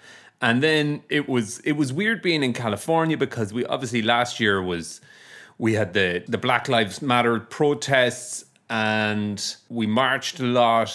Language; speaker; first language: English; native; English